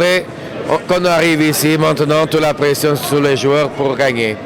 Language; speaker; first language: French; non-native, fluent; Portuguese